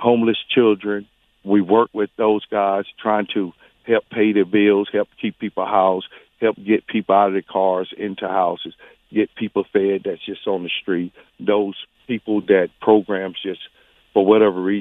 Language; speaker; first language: English; native; English